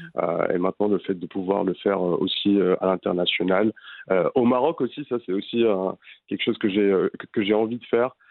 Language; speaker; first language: French; non-native, local second language; Arabic